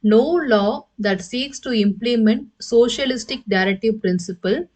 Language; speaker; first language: English; non-native, local second language; Tamil